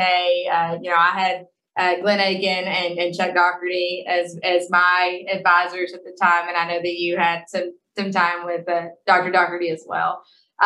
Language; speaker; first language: English; native; English